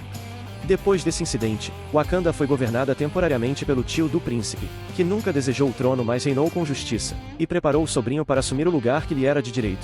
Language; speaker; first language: Portuguese; native; Portuguese